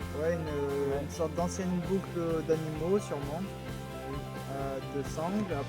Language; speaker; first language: French; native; French